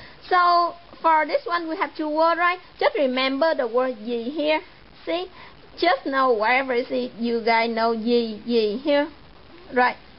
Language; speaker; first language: English; non-native, fluent; Vietnamese